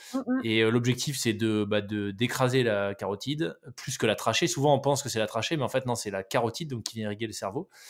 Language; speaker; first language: French; native; French